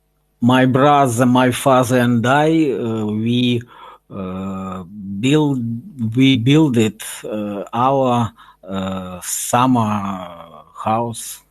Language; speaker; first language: English; non-native, learner; Russian